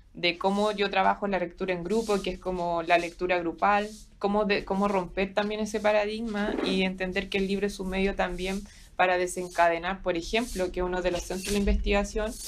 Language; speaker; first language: Spanish; native; Spanish